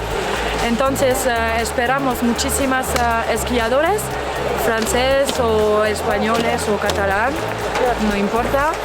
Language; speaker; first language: Spanish; non-native, fluent; French